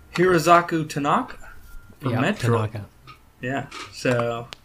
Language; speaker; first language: English; native; English